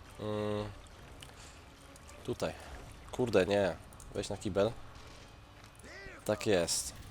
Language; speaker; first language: Polish; native; Polish